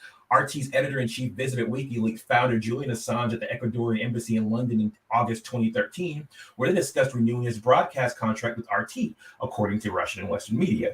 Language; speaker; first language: English; native; English